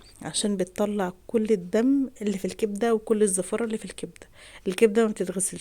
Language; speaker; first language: Arabic; native; Arabic